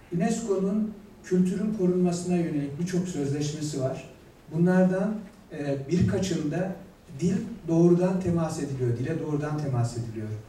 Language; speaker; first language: Turkish; native; Turkish